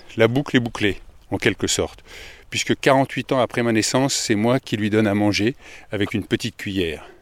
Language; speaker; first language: French; native; French